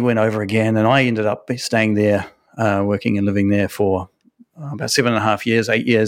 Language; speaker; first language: English; native; English